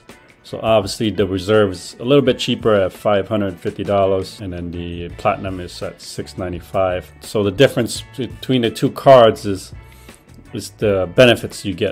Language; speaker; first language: English; native; English